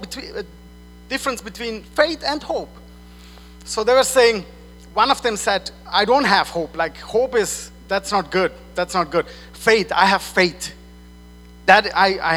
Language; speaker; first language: English; non-native, fluent; German